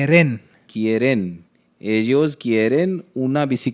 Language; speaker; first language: Spanish; non-native, learner; Hindi